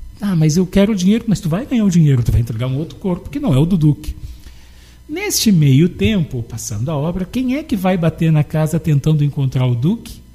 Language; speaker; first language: Portuguese; native; Portuguese